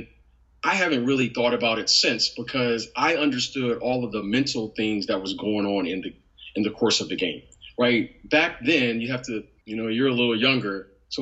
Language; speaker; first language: English; native; English